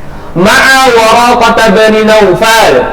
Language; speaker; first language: Arabic; non-native, fluent; Indonesian